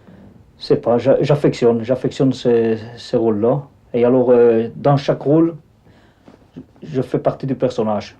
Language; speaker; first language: French; native; French